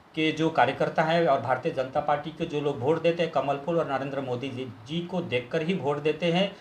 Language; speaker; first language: Hindi; non-native, local second language; Bangla